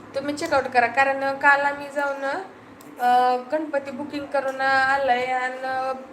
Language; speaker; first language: Marathi; native; Marathi